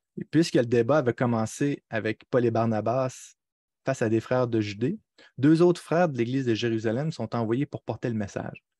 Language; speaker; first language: French; native; French